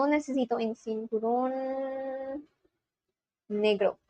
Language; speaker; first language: Spanish; non-native, learner; Bangla